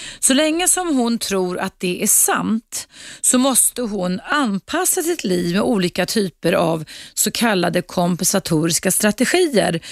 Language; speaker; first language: Swedish; native; Swedish